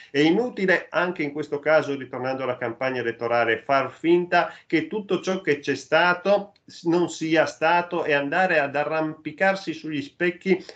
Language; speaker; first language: Italian; native; Italian